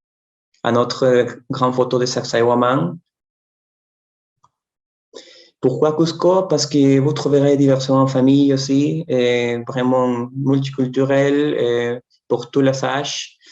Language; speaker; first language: French; non-native, fluent; Spanish